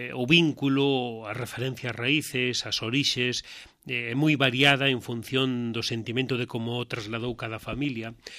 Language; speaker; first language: Galician; non-native, local second language; Spanish